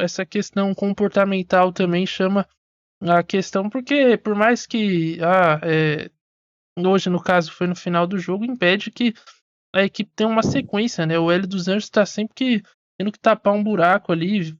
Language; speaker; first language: Portuguese; native; Portuguese